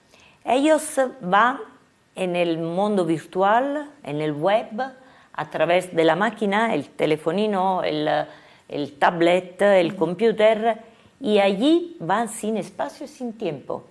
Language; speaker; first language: Spanish; non-native, fluent; Italian